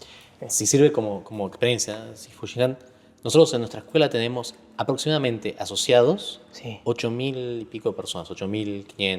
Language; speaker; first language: Spanish; native; Spanish